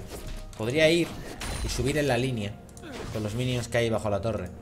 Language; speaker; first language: Spanish; native; Spanish